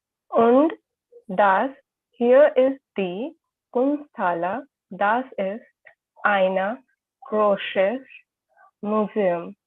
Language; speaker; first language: German; non-native, learner; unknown